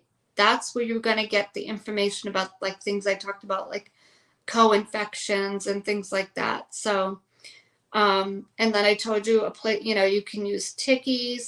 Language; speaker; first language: English; native; English